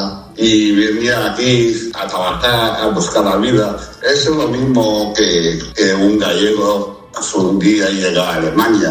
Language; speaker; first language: Spanish; non-native, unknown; Chinese